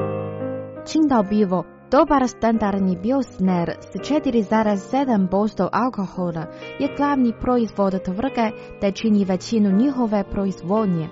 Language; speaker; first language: Croatian; non-native, fluent; Chinese